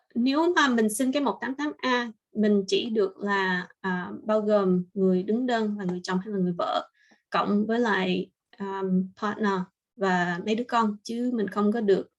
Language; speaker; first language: Vietnamese; early bilingual, heritage; Vietnamese